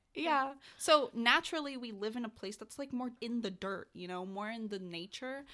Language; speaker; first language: English; early bilingual, other home language; Portuguese